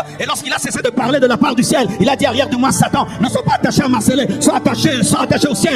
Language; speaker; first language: French; non-native, local second language; Lingala